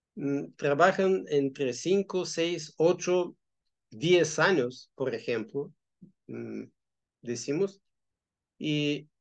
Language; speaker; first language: Spanish; non-native, fluent; Bulgarian